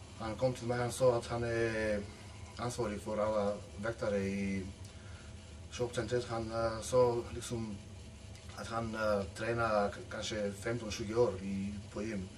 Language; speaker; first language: Swedish; non-native, fluent; Macedonian